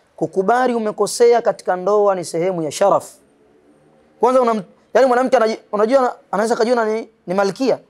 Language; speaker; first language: Swahili; native; Swahili